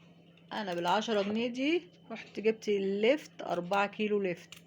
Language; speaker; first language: Arabic; native; Arabic